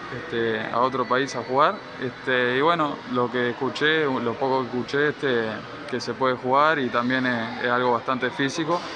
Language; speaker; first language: Spanish; native; Spanish